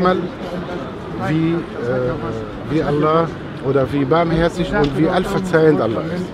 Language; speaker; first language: German; non-native, fluent; Arabic